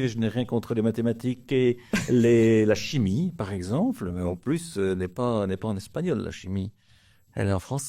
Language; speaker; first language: French; native; French